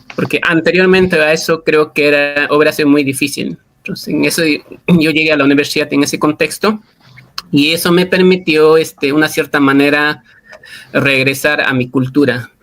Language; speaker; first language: Spanish; non-native, local second language; Quechua